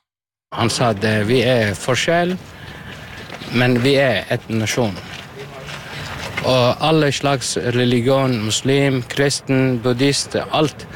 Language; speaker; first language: Norwegian; non-native, learner; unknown